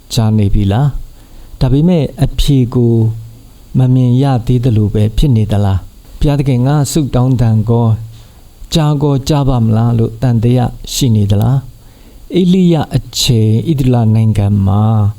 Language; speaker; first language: Burmese; non-native, local second language; S'gaw Karen